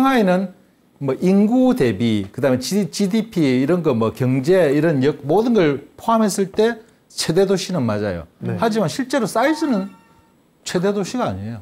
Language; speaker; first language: Korean; native; Korean